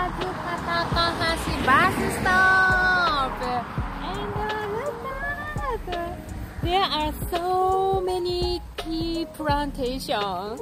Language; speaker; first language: English; non-native, learner; Japanese